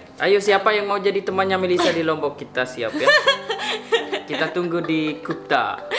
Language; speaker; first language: Indonesian; non-native, local second language; Sasak